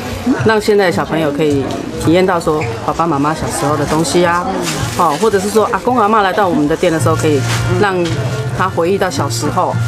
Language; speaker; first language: Chinese; native; Chinese